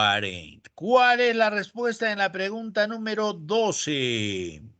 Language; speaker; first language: Spanish; native; Spanish